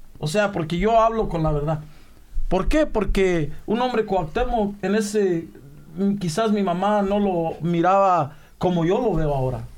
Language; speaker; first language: Spanish; native; Spanish